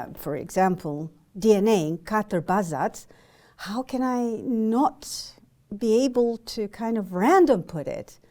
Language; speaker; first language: English; non-native, fluent; Albanian